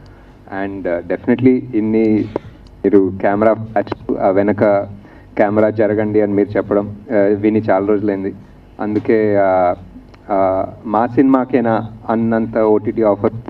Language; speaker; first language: Telugu; native; Telugu